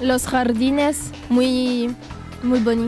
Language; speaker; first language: Spanish; non-native, learner; French